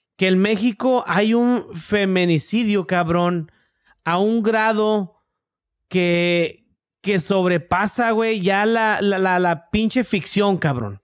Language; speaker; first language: Spanish; early bilingual, heritage; English